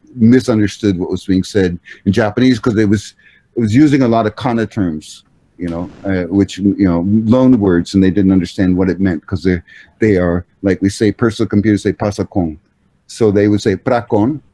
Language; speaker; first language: English; native; English